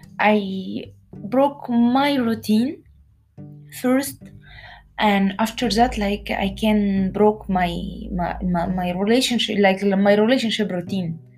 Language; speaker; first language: English; non-native, learner; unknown